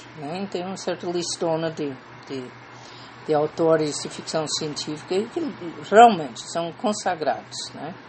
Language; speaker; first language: Portuguese; non-native, fluent; English